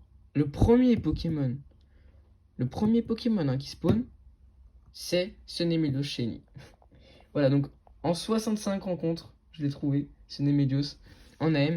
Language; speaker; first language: French; native; French